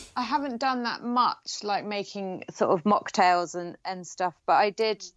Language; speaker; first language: English; native; English